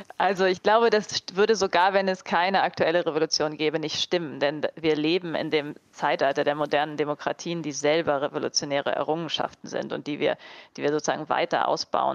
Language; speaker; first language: German; native; German